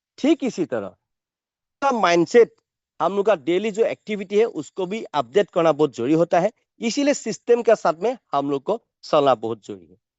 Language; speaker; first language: Hindi; non-native, local second language; Assamese